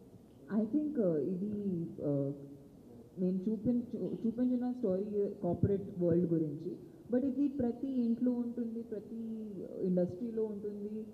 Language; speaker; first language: Telugu; non-native, local second language; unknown